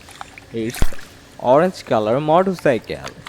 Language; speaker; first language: English; non-native, learner; Indonesian